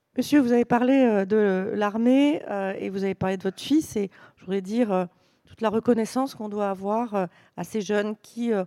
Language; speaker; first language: French; native; French